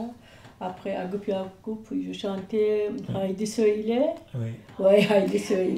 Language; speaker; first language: French; non-native, learner; Turkish